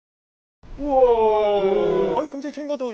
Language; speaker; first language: Chinese; non-native, local second language; Cantonese